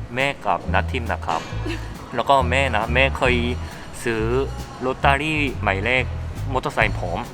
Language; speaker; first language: Thai; non-native, fluent; Korean